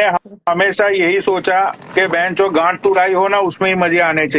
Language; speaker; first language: Hindi; native; Hindi